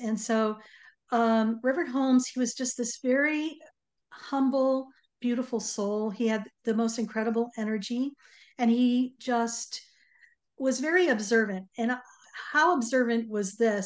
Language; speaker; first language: English; native; English